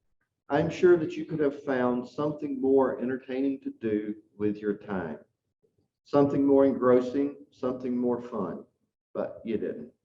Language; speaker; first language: English; native; English